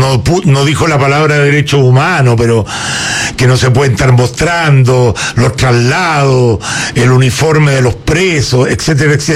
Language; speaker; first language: Spanish; native; Spanish